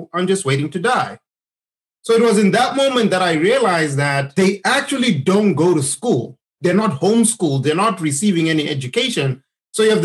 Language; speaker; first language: English; non-native, local second language; Shona